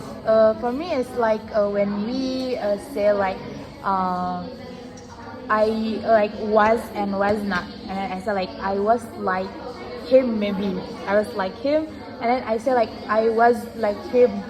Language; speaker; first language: English; non-native, learner; Indonesian